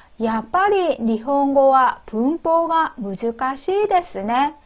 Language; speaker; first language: Japanese; non-native, fluent; Korean